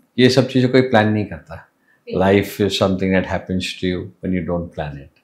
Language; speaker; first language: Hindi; non-native, local second language; English